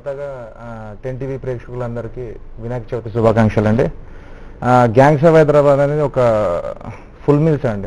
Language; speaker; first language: Telugu; native; Telugu